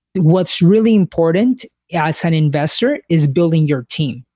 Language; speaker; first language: English; early bilingual, other home language; Spanish